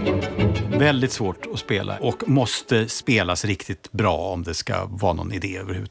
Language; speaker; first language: Swedish; native; Swedish